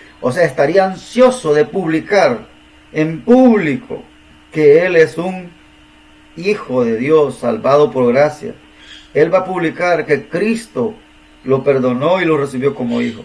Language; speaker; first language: Spanish; native; Spanish